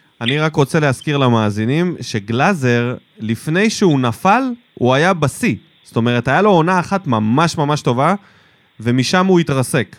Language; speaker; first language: Hebrew; early bilingual, other home language; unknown